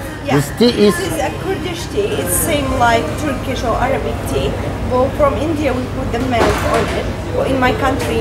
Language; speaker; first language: English; non-native, learner; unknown